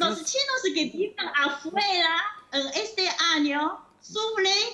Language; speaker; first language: Spanish; non-native, fluent; Chinese